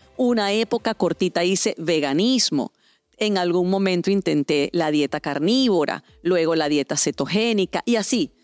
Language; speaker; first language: Spanish; native; Spanish